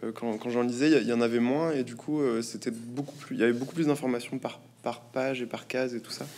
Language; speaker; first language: French; native; French